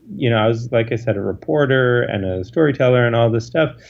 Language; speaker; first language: English; native; English